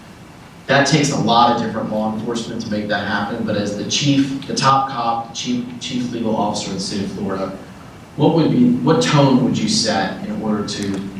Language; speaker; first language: English; native; English